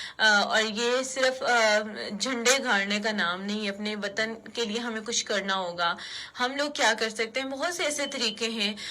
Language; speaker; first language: Urdu; non-native, local second language; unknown